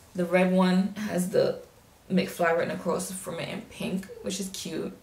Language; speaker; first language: English; native; English